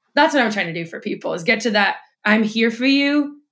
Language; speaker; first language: English; native; English